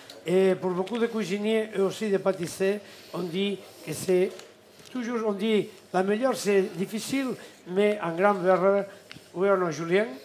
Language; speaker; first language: French; non-native, learner; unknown